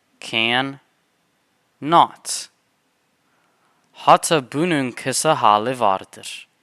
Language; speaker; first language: Turkish; non-native, fluent; English